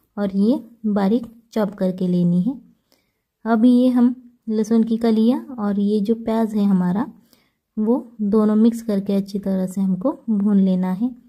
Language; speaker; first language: Hindi; non-native, local second language; Marathi